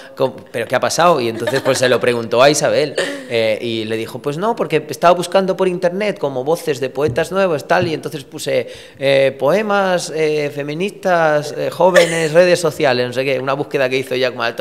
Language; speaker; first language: Spanish; early bilingual, other home language; Romanian